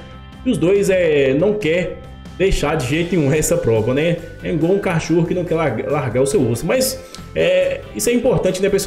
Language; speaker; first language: Portuguese; native; Portuguese